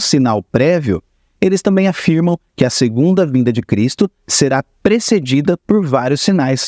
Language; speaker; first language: Portuguese; native; Portuguese